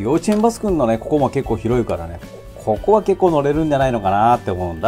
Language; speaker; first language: Japanese; native; Japanese